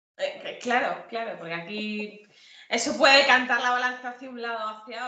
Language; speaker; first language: Spanish; native; Spanish